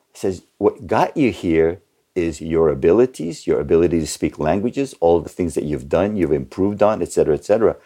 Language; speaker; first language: English; early bilingual, other home language; Japanese